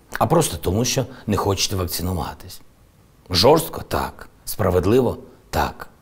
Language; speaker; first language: Ukrainian; non-native, local second language; Russian